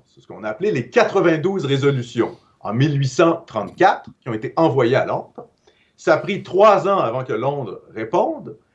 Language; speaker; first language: French; native; French